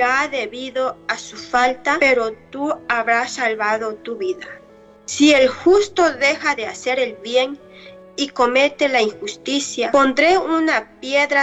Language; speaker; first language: Spanish; non-native, local second language; Mixtepec Mixtec